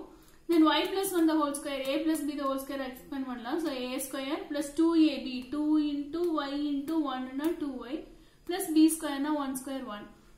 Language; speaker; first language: Tamil; native; Tamil